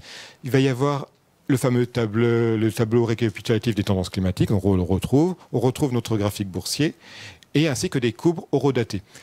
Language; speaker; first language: French; native; French